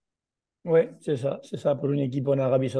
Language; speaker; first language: French; non-native, fluent; Spanish